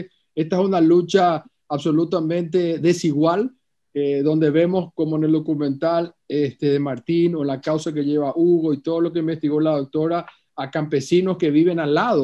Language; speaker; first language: Spanish; native; Spanish